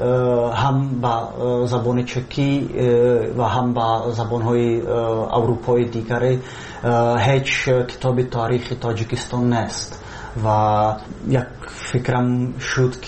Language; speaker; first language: Persian; non-native, fluent; Czech